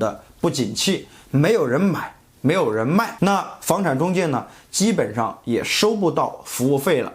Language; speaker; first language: Chinese; native; Chinese